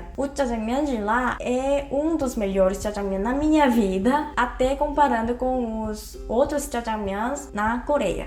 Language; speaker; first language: Portuguese; non-native, fluent; Korean